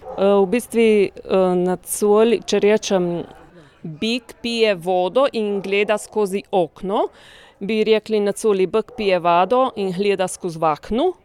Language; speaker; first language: Slovenian; native; Slovenian